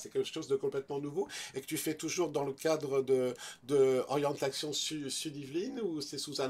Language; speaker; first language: French; native; French